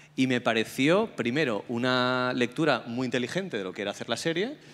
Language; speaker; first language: Spanish; native; Spanish